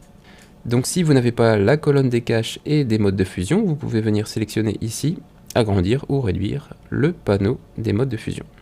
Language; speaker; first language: French; native; French